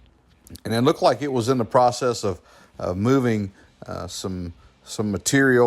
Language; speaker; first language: English; native; English